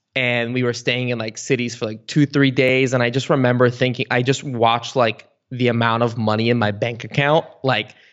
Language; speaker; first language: English; early bilingual, other home language; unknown